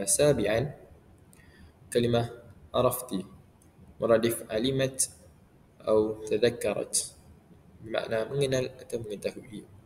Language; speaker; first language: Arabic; non-native, learner; Malay